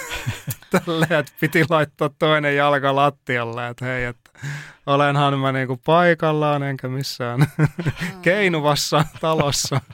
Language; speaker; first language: Finnish; native; Finnish